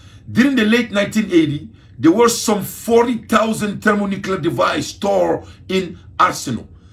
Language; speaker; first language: English; non-native, learner; Bambara